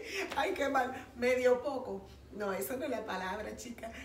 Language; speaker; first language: Spanish; native; Spanish